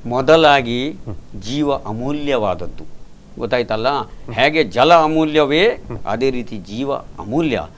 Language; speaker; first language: Kannada; non-native, local second language; Marathi